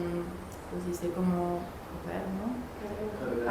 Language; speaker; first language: Spanish; non-native, learner; French